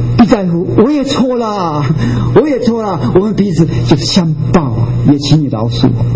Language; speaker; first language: Chinese; non-native, local second language; Japanese